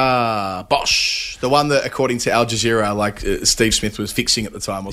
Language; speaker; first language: English; native; English